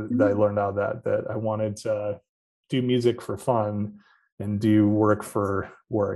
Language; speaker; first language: English; native; English